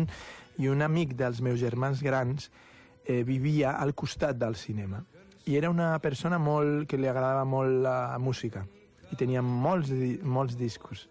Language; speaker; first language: Catalan; non-native, local second language; Spanish